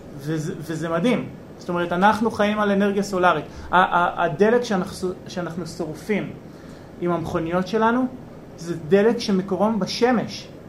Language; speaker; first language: Hebrew; native; Hebrew